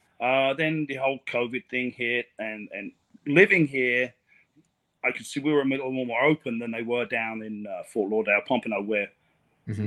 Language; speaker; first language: English; native; English